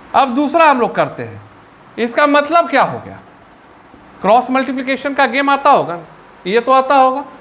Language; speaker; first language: Hindi; native; Hindi